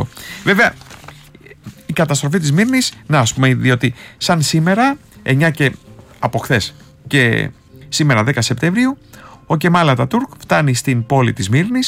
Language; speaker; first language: Greek; native; Greek